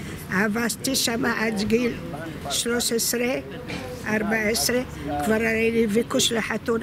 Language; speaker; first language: Hebrew; non-native, fluent; Arabic